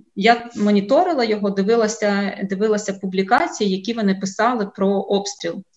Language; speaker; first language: Ukrainian; native; Ukrainian